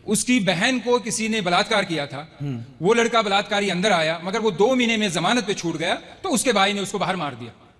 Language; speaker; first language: Hindi; non-native, local second language; Kashmiri